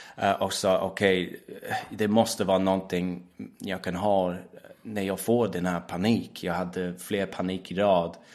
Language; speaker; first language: Swedish; non-native, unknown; English